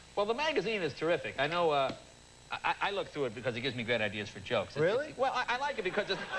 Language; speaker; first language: English; native; English